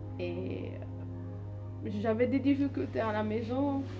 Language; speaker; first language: French; non-native, learner; Hindi